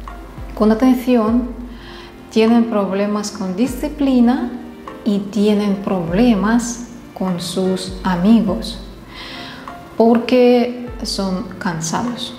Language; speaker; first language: Spanish; non-native, fluent; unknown